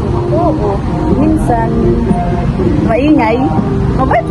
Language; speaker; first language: Filipino; non-native, local second language; Cebuano